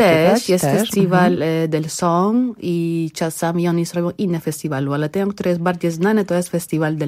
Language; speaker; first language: Polish; non-native, learner; Spanish